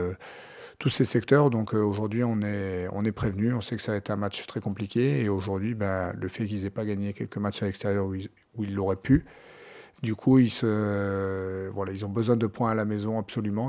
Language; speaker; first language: French; native; French